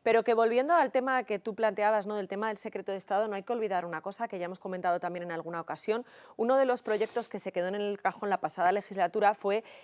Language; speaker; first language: Spanish; native; Spanish